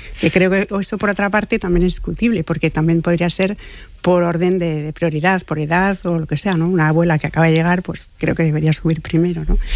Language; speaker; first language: Spanish; non-native, fluent; French